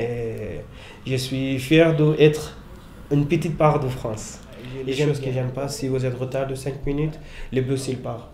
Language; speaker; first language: French; non-native, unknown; Urdu